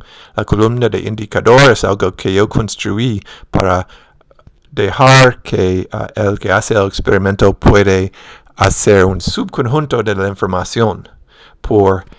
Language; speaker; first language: Spanish; non-native, fluent; English